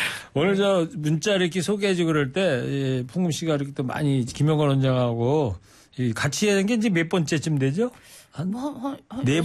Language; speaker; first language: Korean; native; Korean